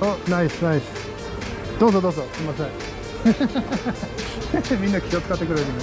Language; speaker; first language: Japanese; non-native, fluent; English